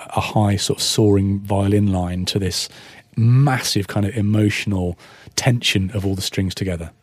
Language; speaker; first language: English; native; English